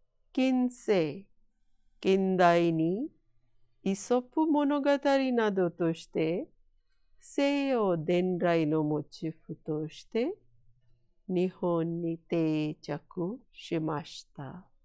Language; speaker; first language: Japanese; non-native, fluent; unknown